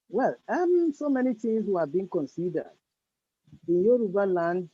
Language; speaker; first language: English; non-native, local second language; Yoruba